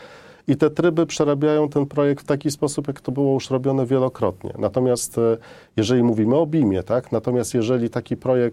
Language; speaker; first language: Polish; native; Polish